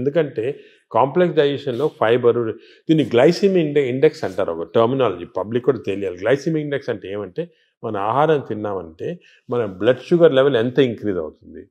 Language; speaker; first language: Telugu; native; Telugu